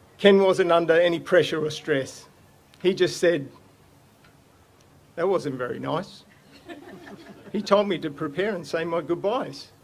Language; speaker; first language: English; native; English